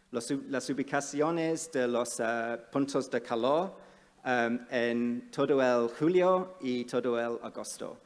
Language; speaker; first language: Spanish; non-native, fluent; English